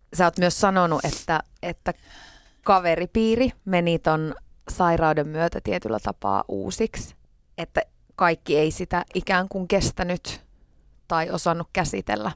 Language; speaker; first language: Finnish; native; Finnish